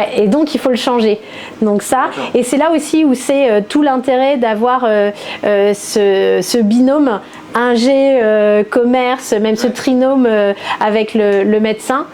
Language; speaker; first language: French; native; French